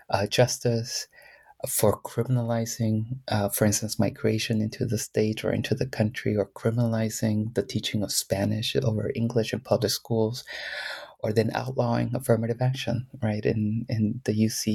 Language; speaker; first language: English; early bilingual, other home language; Spanish